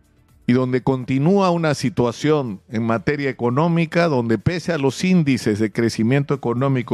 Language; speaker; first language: Spanish; native; Spanish